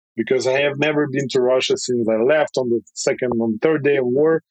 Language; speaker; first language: English; non-native, fluent; Russian